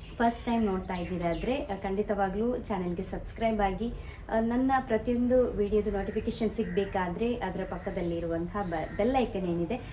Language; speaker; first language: Kannada; non-native, local second language; Konkani